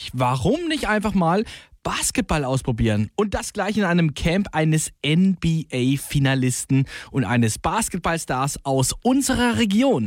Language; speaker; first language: German; native; German